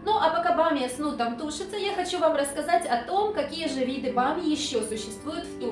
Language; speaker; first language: Russian; native; Russian